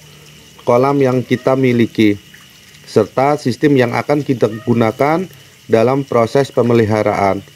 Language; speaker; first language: Indonesian; native; Indonesian